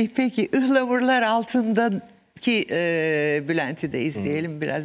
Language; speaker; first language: Turkish; native; Turkish